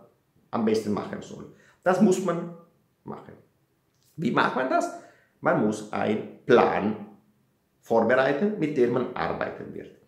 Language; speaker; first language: German; non-native, fluent; Italian